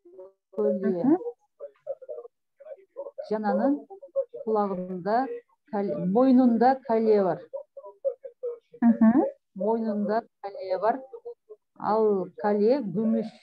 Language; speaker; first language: Turkish; non-native, learner; Kyrgyz